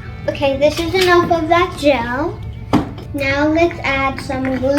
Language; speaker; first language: English; native; English